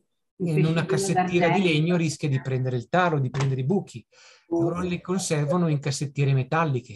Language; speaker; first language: Italian; native; Italian